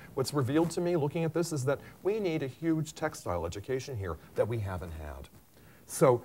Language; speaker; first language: English; native; English